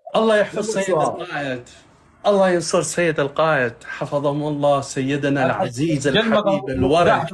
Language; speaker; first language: Arabic; non-native, fluent; Persian